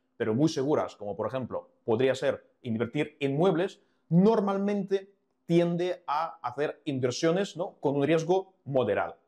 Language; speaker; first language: Spanish; non-native, fluent; Ukrainian